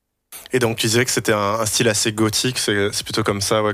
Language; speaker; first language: French; native; French